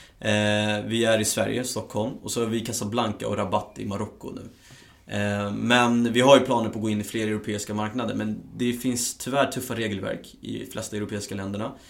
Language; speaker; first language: Swedish; early bilingual, other home language; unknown